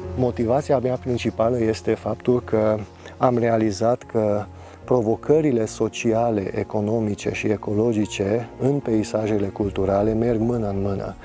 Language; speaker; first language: Romanian; non-native, local second language; Hungarian